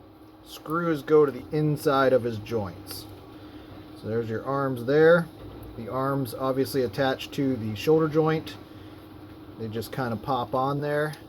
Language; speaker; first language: English; native; English